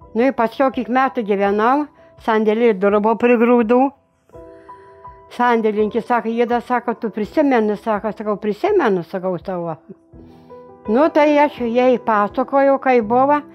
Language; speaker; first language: Lithuanian; non-native, local second language; German